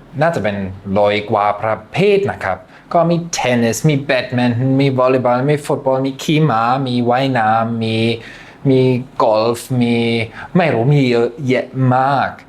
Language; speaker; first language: Thai; non-native, fluent; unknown